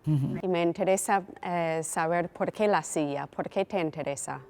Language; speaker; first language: Spanish; non-native, fluent; English